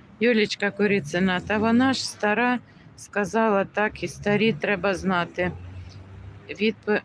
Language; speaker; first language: Ukrainian; native; Ukrainian